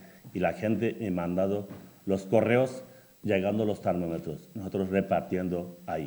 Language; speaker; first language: Spanish; non-native, learner; Bangla